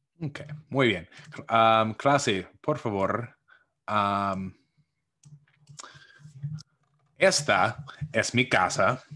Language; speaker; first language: Spanish; non-native, fluent; English